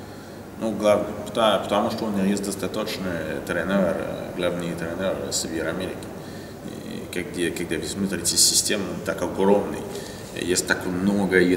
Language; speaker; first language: Russian; non-native, learner; French